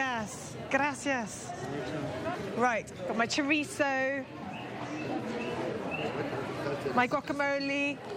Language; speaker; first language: Spanish; non-native, learner; English